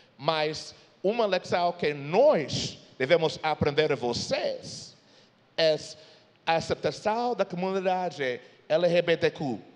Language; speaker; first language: Portuguese; non-native, fluent; English